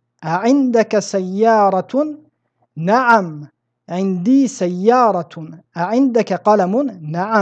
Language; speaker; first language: Arabic; non-native, fluent; French